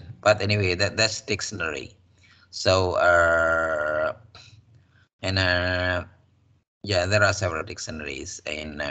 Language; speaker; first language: English; non-native, fluent; Indonesian